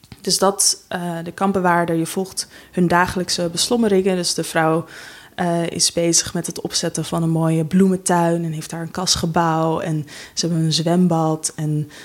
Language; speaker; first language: Dutch; native; Dutch